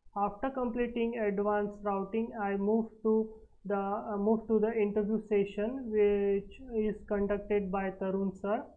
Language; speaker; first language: English; non-native, local second language; Marathi